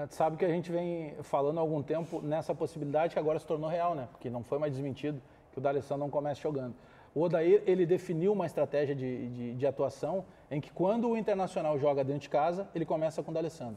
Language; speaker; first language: Portuguese; native; Portuguese